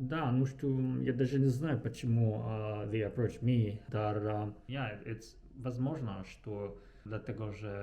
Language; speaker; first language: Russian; non-native, fluent; Japanese